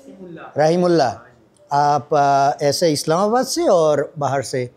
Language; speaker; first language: Hindi; non-native, learner; Bangla